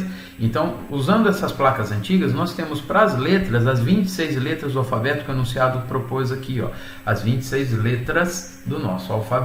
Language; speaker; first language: Portuguese; native; Portuguese